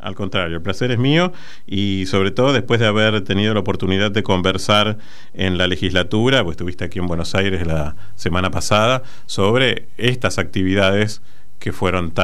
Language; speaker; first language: Spanish; native; Spanish